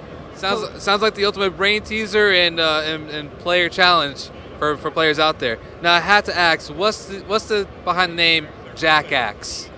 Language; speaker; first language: English; native; English